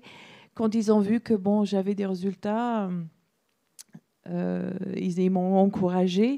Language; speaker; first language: French; non-native, fluent; English